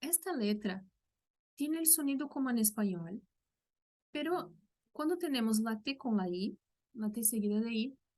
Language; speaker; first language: Spanish; non-native, local second language; Portuguese